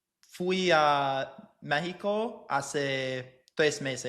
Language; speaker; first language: Spanish; non-native, learner; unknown